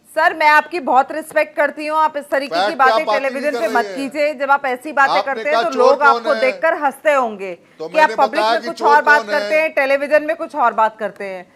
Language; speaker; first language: Hindi; native; Hindi